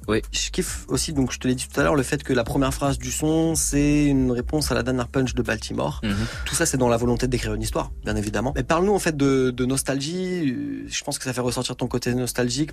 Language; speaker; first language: French; native; French